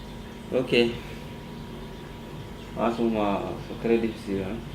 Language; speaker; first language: French; non-native, local second language; Wolof